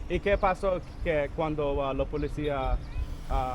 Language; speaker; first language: Spanish; non-native, learner; English